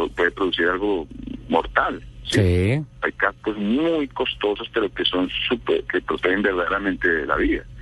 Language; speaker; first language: Spanish; native; Spanish